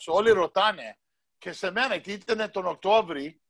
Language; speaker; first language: Greek; early bilingual, heritage; Greek